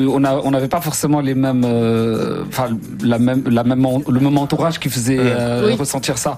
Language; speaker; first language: French; non-native, local second language; Ngazidja Comorian